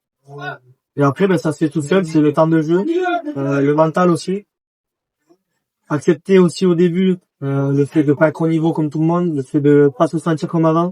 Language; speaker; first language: French; native; French